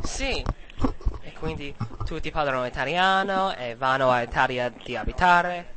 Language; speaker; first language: Italian; non-native, learner; English